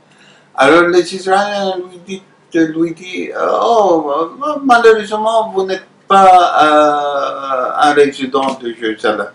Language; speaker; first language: French; non-native, fluent; Arabic